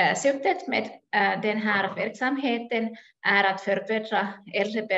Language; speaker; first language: Swedish; non-native, local second language; Finnish